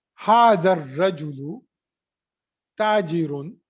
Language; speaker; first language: Arabic; non-native, fluent; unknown